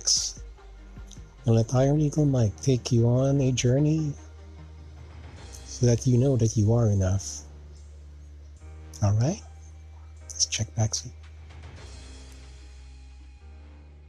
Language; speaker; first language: English; non-native, local second language; Filipino